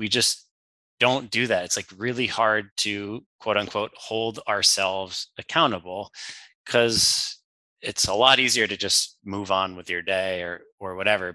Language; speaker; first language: English; native; English